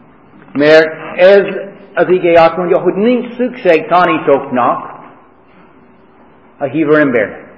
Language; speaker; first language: Hungarian; non-native, fluent; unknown